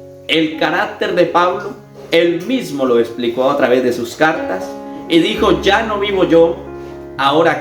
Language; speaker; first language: Spanish; native; Spanish